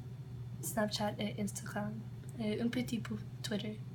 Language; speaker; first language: French; non-native, learner; English